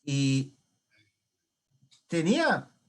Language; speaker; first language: Spanish; non-native, learner; English